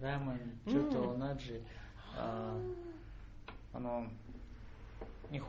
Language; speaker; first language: Japanese; non-native, learner; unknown